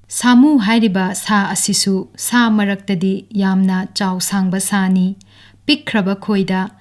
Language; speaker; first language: Manipuri; native; Manipuri